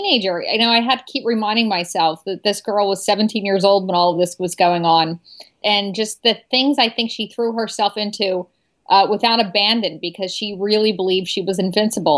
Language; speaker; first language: English; native; English